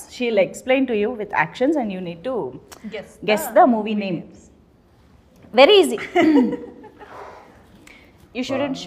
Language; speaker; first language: Telugu; native; Telugu